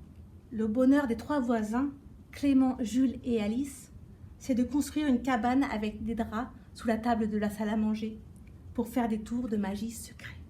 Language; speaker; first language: French; native; French